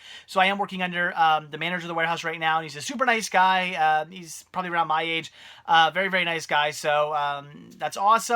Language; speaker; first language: English; native; English